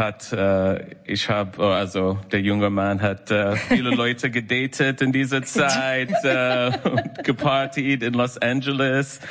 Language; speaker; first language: German; non-native, fluent; English